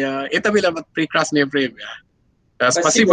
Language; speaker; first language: Russian; non-native, learner; Sinhala